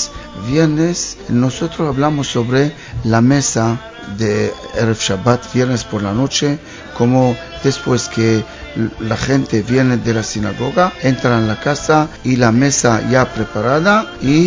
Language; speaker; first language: Spanish; non-native, learner; Hebrew